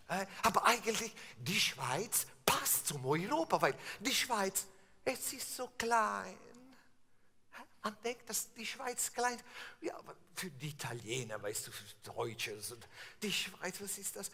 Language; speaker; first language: German; non-native, fluent; Italian